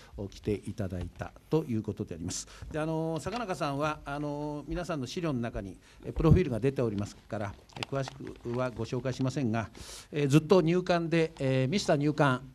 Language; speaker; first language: Japanese; native; Japanese